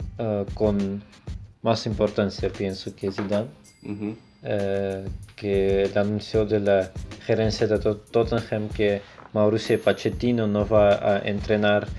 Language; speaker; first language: Spanish; non-native, learner; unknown